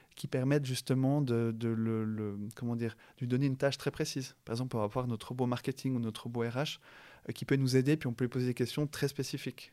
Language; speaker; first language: French; native; French